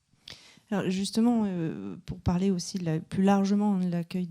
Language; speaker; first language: French; native; French